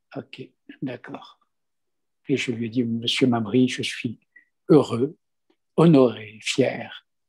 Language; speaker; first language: French; non-native, local second language; Kabyle